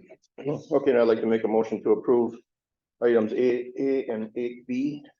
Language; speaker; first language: English; native; English